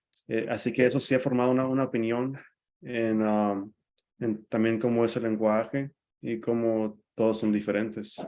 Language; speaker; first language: Spanish; early bilingual, other home language; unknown